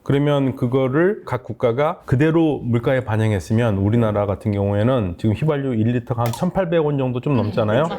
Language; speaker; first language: Korean; native; Korean